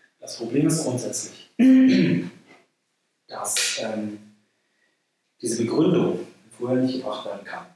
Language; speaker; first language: German; native; German